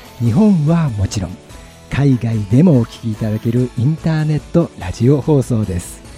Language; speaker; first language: Japanese; native; Japanese